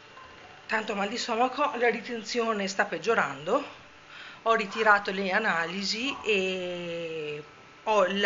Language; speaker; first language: Italian; native; Italian